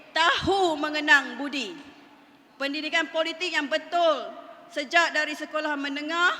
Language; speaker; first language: Malay; native; Malay